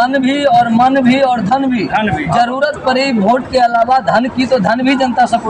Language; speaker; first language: Hindi; native; Hindi